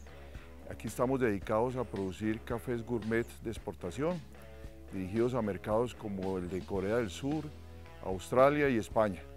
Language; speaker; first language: Spanish; native; Spanish